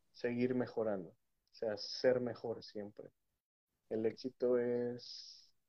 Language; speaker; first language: Spanish; native; Spanish